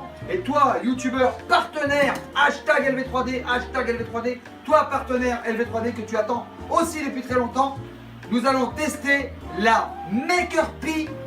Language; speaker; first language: French; native; French